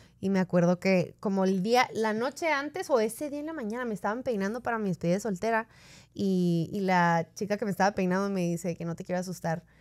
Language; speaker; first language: Spanish; native; Spanish